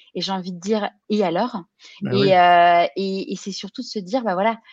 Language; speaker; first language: French; native; French